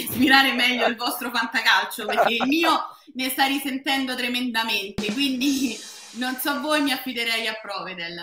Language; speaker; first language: Italian; native; Italian